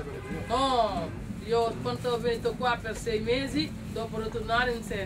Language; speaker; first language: Italian; non-native, learner; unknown